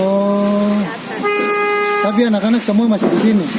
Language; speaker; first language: Malay; native; Malay